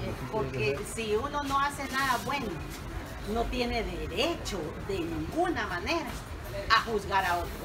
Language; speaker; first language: Spanish; native; Spanish